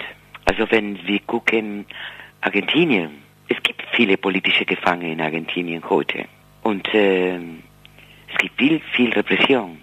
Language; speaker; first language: German; non-native, fluent; Spanish